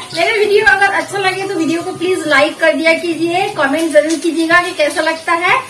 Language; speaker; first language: Hindi; non-native, local second language; Bangla